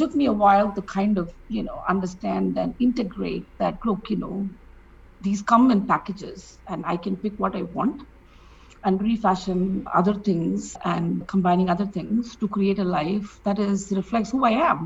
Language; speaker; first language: English; non-native, local second language; Tamil